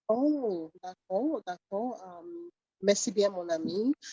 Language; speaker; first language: French; non-native, learner; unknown